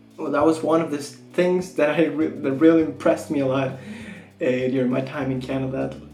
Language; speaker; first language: English; non-native, fluent; Spanish